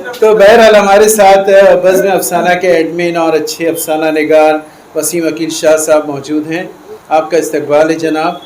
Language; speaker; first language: Urdu; native; Urdu